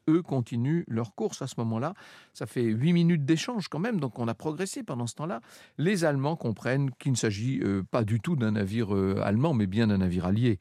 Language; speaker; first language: French; native; French